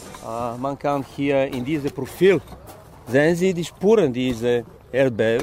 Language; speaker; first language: German; non-native, fluent; Bulgarian